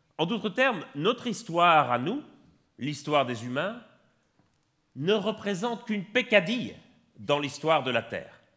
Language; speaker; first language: French; native; French